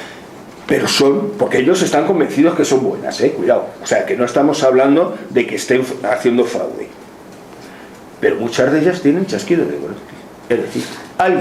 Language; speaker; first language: Spanish; native; Spanish